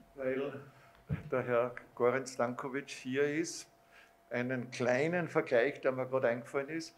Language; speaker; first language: German; native; German